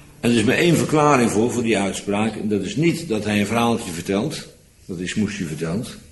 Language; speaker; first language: Dutch; native; Dutch